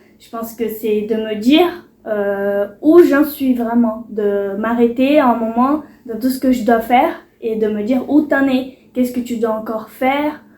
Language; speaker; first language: French; early bilingual, other home language; Portuguese